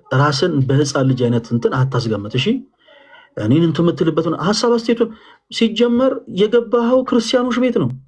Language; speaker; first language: Amharic; native; Amharic